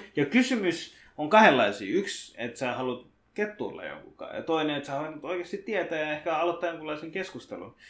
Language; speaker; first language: Finnish; early bilingual, other home language; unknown